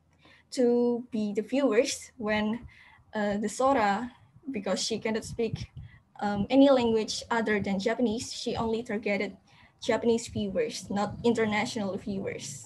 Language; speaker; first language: English; non-native, fluent; Indonesian